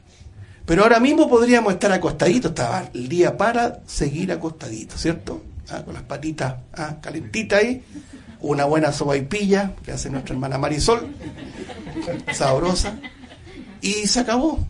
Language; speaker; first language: Spanish; native; Spanish